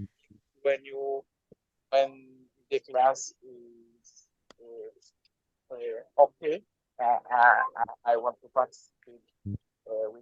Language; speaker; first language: English; non-native, learner; Haitian Creole